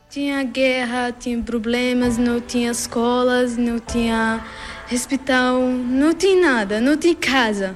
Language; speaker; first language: Portuguese; non-native, learner; Arabic